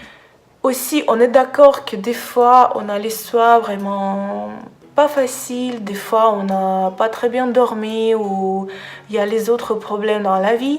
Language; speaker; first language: French; non-native, fluent; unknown